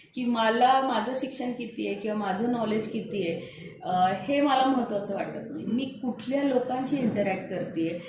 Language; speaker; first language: Marathi; non-native, local second language; Hindi